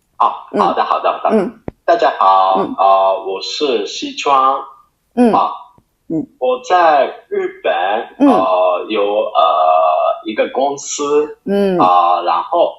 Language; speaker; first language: Chinese; non-native, fluent; Japanese